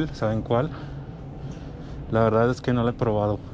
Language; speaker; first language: Spanish; native; Spanish